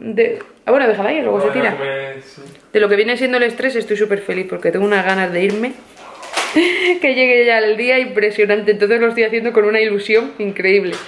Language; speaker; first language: Spanish; native; Spanish